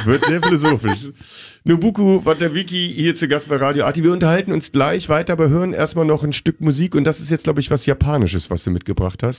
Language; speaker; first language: German; native; German